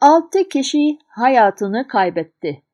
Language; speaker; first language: Turkish; non-native, fluent; Arabic